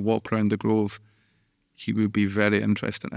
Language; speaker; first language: English; native; English